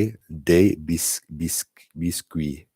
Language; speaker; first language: French; non-native, learner; English